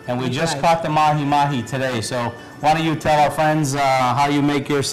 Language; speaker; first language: English; native; English